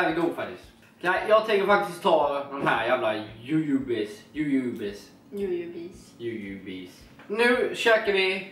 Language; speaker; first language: Swedish; native; Swedish